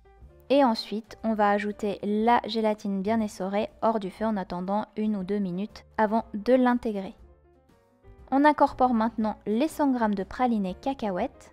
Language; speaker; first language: French; native; French